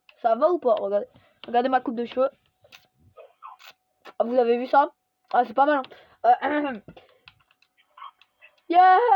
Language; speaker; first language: French; native; French